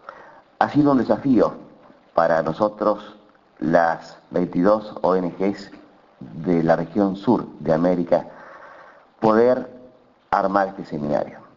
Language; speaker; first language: Spanish; native; Spanish